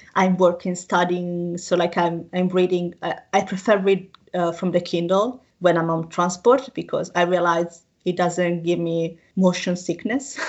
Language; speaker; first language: English; non-native, fluent; Italian